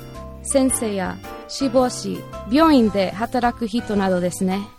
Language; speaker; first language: Japanese; non-native, learner; English